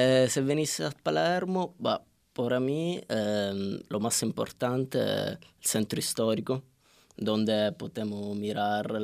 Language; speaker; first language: Spanish; non-native, learner; Italian